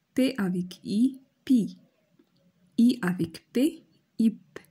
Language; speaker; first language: French; non-native, local second language; Arabic